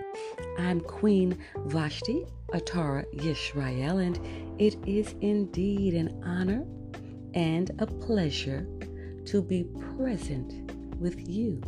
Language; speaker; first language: English; native; English